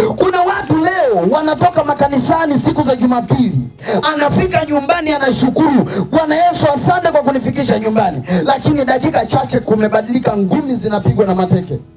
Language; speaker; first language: Swahili; native; Swahili